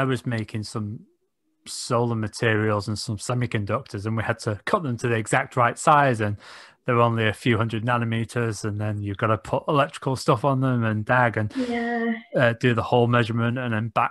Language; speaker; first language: English; native; English